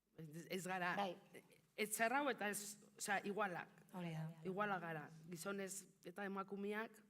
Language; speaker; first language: Basque; non-native, local second language; Spanish